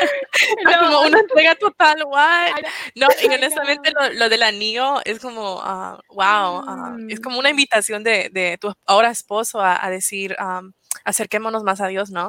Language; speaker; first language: Spanish; early bilingual, heritage; Spanish